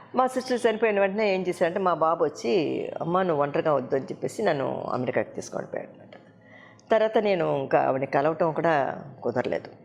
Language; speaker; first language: Telugu; native; Telugu